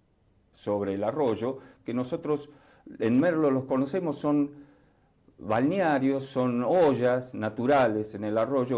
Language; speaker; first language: Spanish; native; Spanish